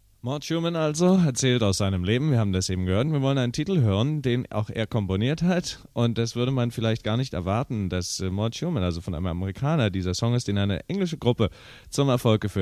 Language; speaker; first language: German; native; German